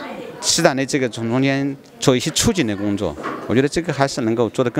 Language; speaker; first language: Chinese; native; Chinese